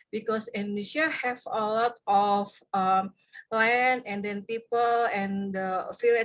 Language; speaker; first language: English; non-native, fluent; Indonesian